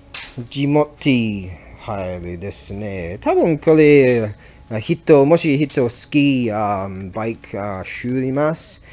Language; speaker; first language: Japanese; non-native, learner; English